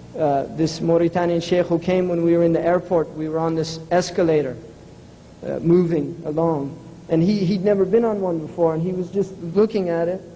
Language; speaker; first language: English; native; English